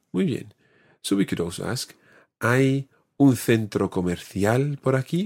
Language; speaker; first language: Spanish; non-native, fluent; English